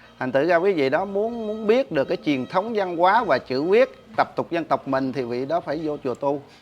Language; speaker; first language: Vietnamese; non-native, local second language; Khmer